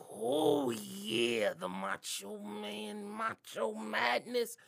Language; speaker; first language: English; native; English